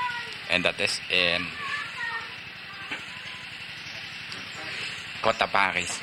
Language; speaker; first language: Dutch; early bilingual, heritage; Dutch